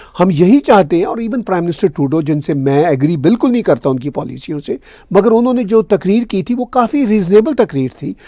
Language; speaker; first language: Urdu; native; Urdu